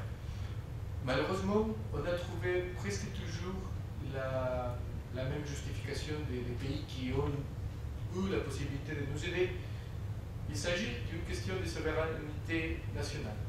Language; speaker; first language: French; non-native, fluent; Spanish